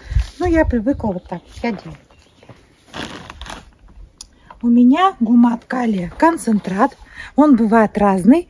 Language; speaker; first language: Russian; native; Russian